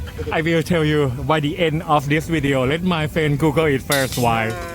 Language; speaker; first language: English; non-native, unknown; Thai